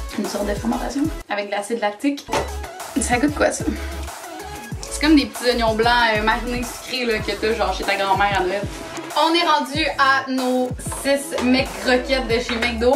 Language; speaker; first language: French; native; French